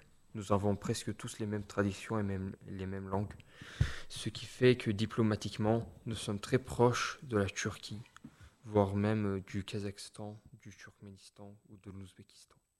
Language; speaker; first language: French; early bilingual, other home language; Azerbaijani